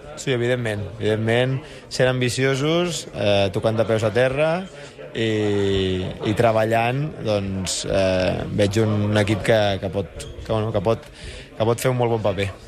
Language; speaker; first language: Catalan; native; Catalan